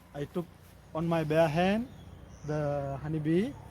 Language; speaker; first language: English; non-native, local second language; Tamil